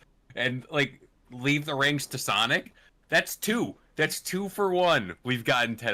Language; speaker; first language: English; native; English